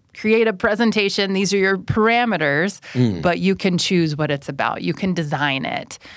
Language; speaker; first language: English; native; English